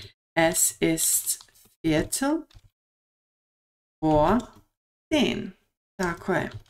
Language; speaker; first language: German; non-native, fluent; Bosnian